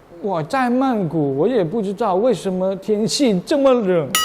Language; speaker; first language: Chinese; non-native, learner; Thai